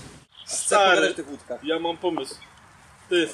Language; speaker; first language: Polish; native; Polish